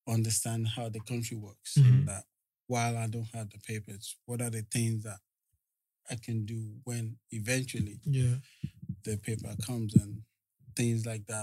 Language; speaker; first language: English; non-native, local second language; Yoruba